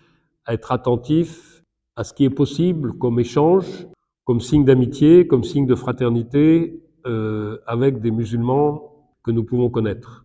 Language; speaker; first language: French; native; French